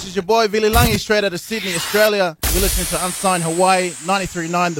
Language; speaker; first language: English; native; English